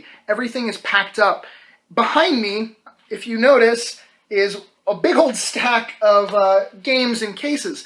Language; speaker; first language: English; native; English